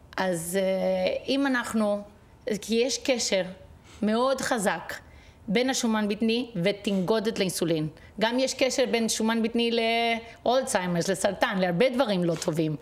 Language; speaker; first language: Hebrew; non-native, fluent; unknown